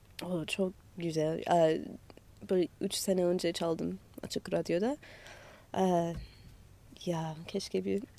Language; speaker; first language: Turkish; non-native, learner; English